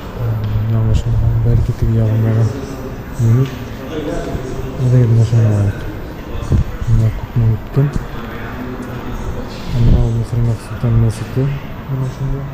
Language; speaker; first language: Turkish; non-native, learner; Bashkir